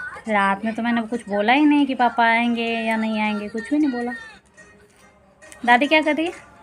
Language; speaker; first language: Hindi; native; Hindi